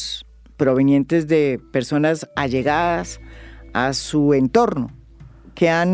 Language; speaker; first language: Spanish; native; Spanish